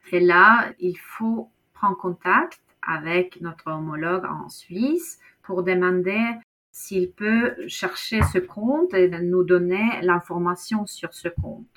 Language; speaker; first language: French; non-native, fluent; Norwegian